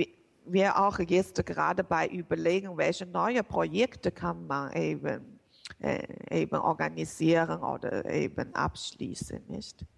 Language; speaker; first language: German; non-native, learner; Chinese